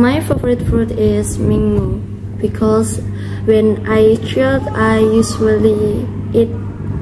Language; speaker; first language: English; non-native, learner; Indonesian